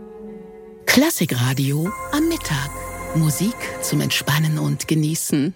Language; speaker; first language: German; native; German